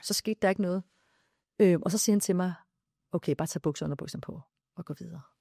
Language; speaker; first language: Danish; early bilingual, other home language; Arabic